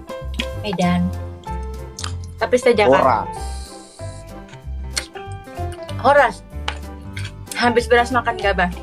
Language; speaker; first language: Indonesian; native; Indonesian